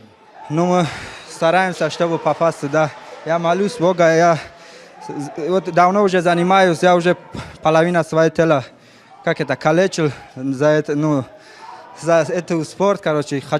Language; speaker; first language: Russian; non-native, fluent; Tajik